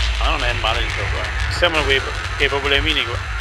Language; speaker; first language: Italian; native; Italian